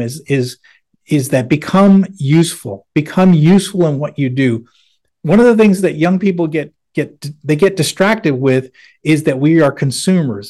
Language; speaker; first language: English; native; English